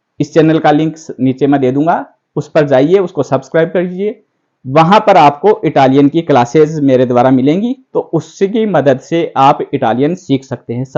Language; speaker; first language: Hindi; native; Hindi